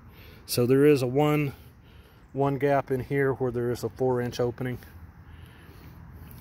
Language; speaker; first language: English; native; English